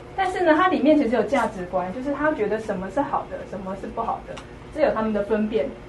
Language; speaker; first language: Chinese; native; Chinese